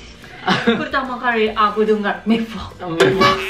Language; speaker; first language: Indonesian; non-native, fluent; Japanese